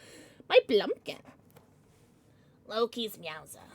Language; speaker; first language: English; native; English